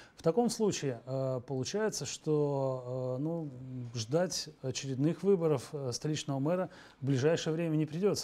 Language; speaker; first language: Russian; native; Russian